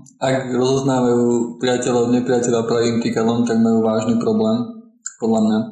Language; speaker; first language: Slovak; non-native, local second language; Hungarian